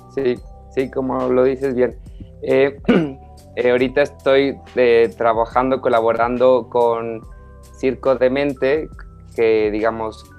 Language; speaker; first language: Spanish; native; Spanish